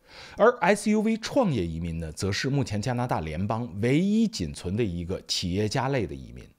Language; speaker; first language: Chinese; native; Chinese